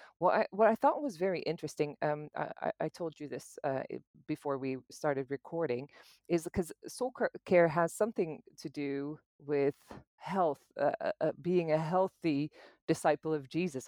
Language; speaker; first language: English; non-native, fluent; Dutch